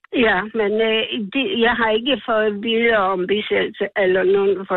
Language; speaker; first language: Danish; non-native, learner; Polish